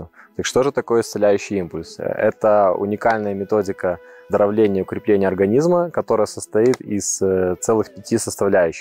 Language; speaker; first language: Russian; native; Russian